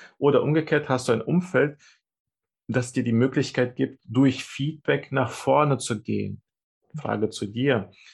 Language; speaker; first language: German; early bilingual, other home language; Russian